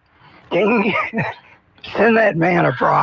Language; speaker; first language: English; native; English